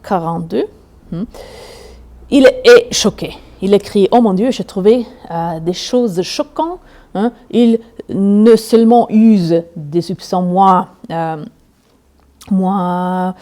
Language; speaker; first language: French; non-native, learner; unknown